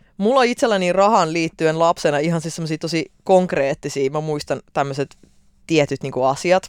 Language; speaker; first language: Finnish; early bilingual, other home language; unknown